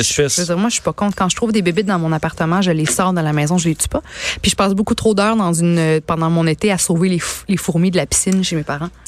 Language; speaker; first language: French; native; French